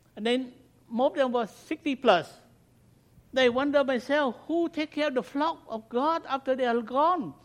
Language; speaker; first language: English; non-native, learner; Khmer